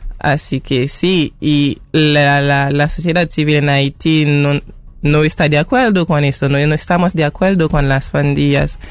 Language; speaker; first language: Spanish; non-native, fluent; Haitian Creole